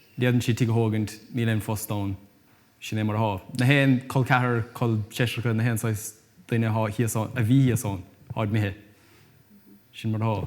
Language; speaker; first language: Irish; native; Irish